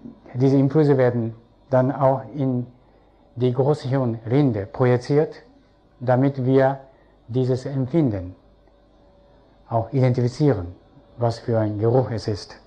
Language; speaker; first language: German; non-native, fluent; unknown